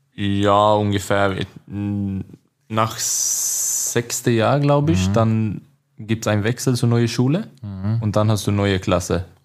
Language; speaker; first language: German; non-native, learner; Swedish